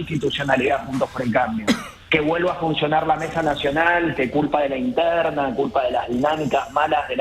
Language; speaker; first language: Spanish; native; Spanish